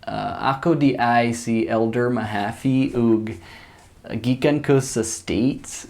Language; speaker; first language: Cebuano; non-native, fluent; English